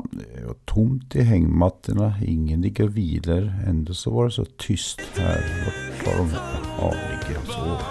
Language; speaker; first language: Swedish; native; Swedish